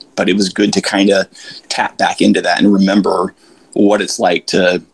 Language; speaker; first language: English; native; English